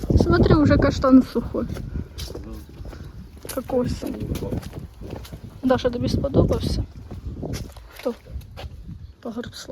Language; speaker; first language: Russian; non-native, local second language; Ukrainian